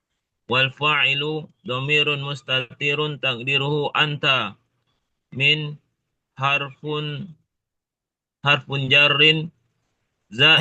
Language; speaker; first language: Arabic; non-native, learner; Indonesian